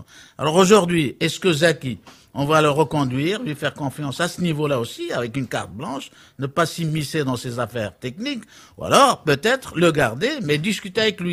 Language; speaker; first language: French; non-native, local second language; Arabic